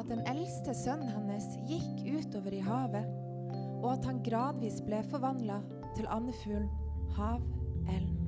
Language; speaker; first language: Norwegian; native; Norwegian